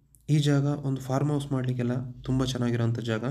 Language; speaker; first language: Kannada; native; Kannada